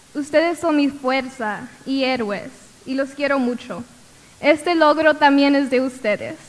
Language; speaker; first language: Spanish; early bilingual, heritage; Spanish